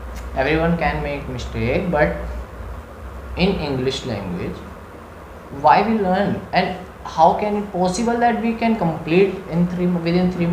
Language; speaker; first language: English; non-native, learner; Hindi